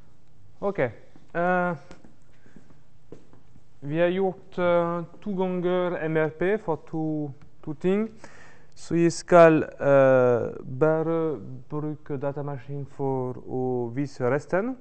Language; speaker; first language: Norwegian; non-native, learner; French